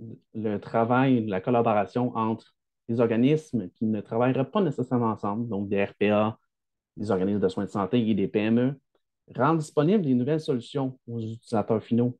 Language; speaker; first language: French; native; French